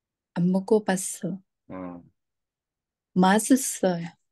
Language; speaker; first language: Korean; non-native, learner; Vietnamese